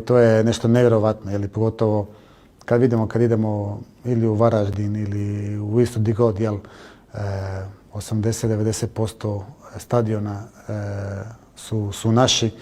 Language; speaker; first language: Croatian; early bilingual, heritage; Croatian